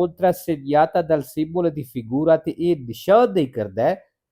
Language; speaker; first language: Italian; non-native, fluent; Punjabi